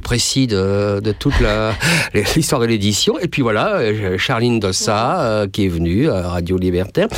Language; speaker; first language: French; native; French